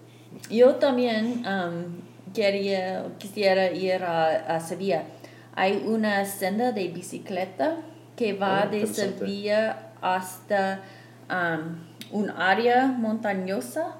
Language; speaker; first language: Spanish; non-native, fluent; English